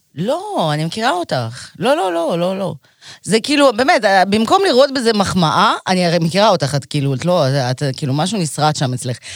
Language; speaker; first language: Hebrew; early bilingual, other home language; Russian